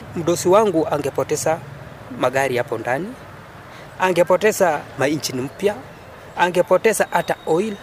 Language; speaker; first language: Swahili; non-native, local second language; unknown